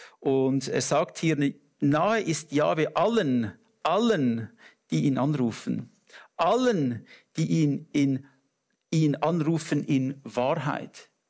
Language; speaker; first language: German; non-native, fluent; English